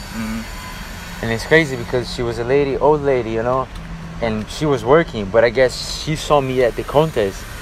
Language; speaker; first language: English; non-native, fluent; Portuguese